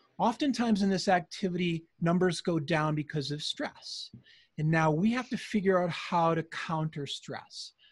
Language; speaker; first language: English; native; English